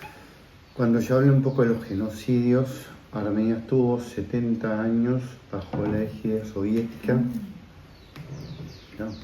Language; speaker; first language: Spanish; native; Spanish